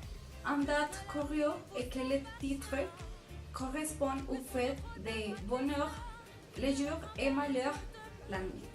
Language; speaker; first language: French; non-native, fluent; Spanish